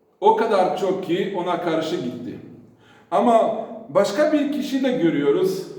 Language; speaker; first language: Turkish; non-native, fluent; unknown